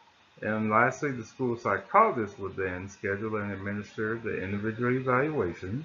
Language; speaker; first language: English; native; English